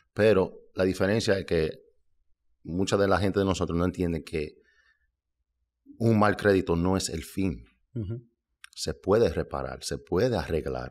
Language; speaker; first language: Spanish; early bilingual, heritage; Spanish